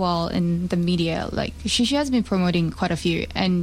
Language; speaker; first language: English; non-native, local second language; Chinese